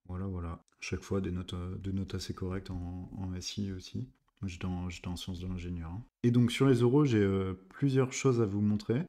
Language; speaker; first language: French; native; French